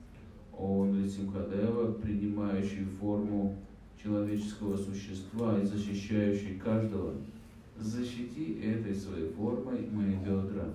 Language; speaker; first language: Russian; native; Russian